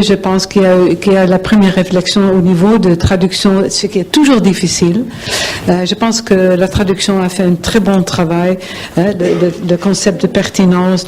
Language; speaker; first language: French; non-native, fluent; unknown